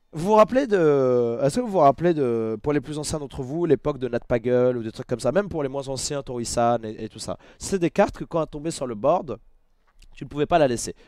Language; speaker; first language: French; native; French